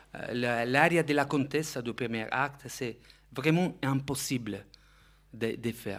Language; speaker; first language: French; non-native, fluent; Italian